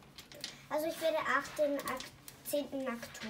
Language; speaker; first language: German; early bilingual, other home language; English